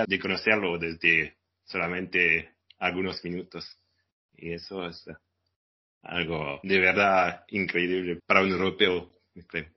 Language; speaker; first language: Spanish; non-native, fluent; French